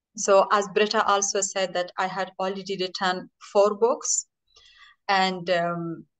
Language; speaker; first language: English; non-native, fluent; Persian